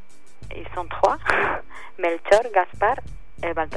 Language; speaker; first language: French; non-native, learner; Spanish